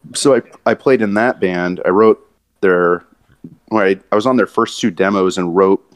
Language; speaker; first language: English; native; English